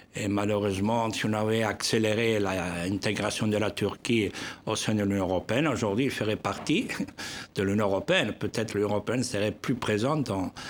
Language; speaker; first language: French; non-native, fluent; Spanish